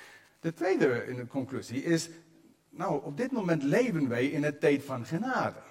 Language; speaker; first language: Dutch; non-native, fluent; English